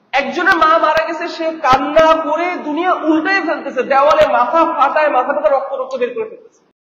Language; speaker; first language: Bangla; native; Bangla